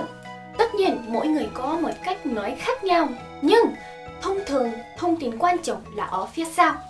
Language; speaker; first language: Vietnamese; non-native, fluent; Korean